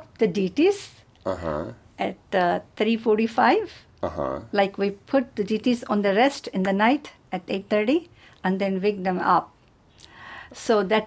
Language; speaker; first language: English; non-native, local second language; Hindi